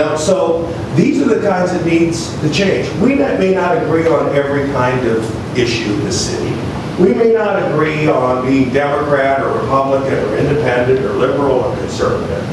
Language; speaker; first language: English; native; English